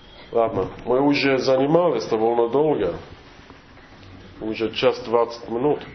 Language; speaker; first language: Russian; non-native, fluent; English